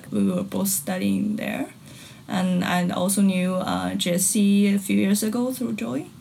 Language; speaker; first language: English; non-native, fluent; Chinese